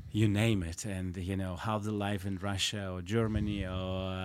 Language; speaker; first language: English; non-native, fluent; Russian